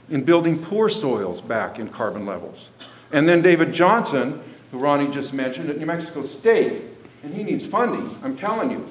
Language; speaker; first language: English; native; English